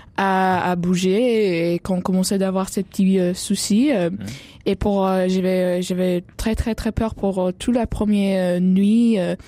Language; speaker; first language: French; non-native, fluent; English